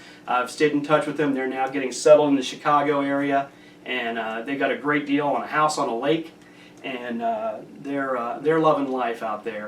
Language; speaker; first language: English; native; English